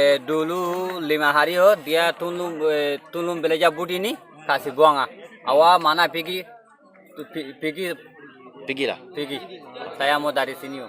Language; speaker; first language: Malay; non-native, learner; Rohingya